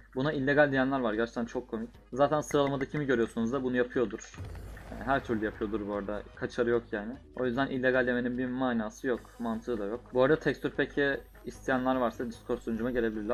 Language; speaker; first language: Turkish; native; Turkish